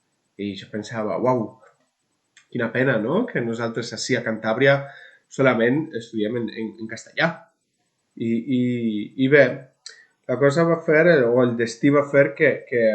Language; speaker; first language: Catalan; non-native, local second language; Spanish